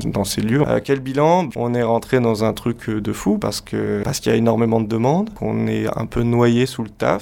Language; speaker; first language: French; native; French